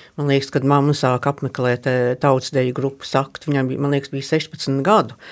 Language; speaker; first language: Latvian; early bilingual, heritage; Latvian